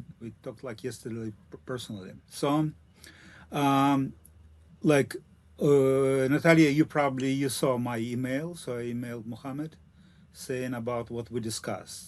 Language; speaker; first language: English; non-native, learner; Russian